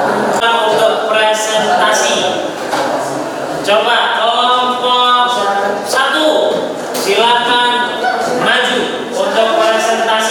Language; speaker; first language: Indonesian; native; Indonesian